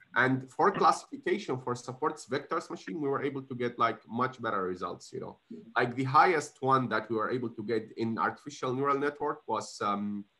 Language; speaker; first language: English; non-native, fluent; Arabic